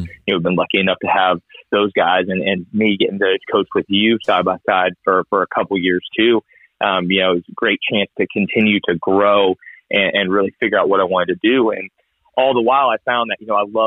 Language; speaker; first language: English; native; English